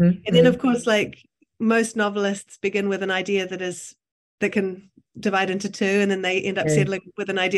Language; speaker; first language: English; native; English